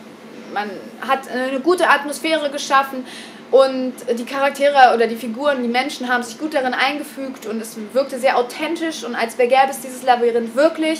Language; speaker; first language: German; native; German